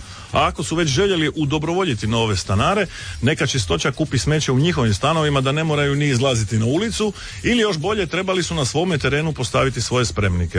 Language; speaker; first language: Serbian; native; Serbian